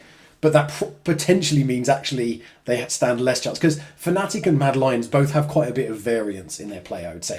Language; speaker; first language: English; native; English